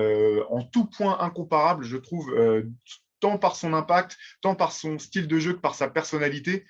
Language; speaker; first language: French; native; French